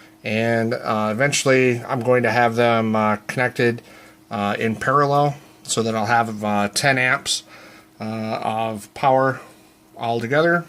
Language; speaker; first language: English; native; English